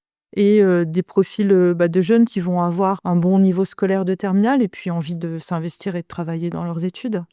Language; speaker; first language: French; native; French